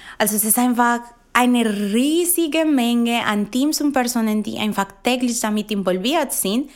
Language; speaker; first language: German; non-native, fluent; Spanish